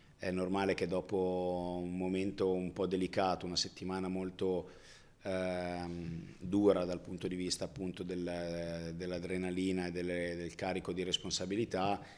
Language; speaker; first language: Italian; native; Italian